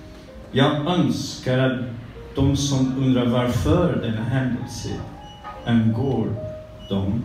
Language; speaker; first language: Swedish; non-native, learner; French